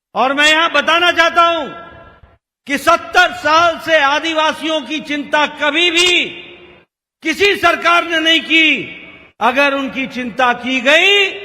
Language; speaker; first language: Hindi; native; Hindi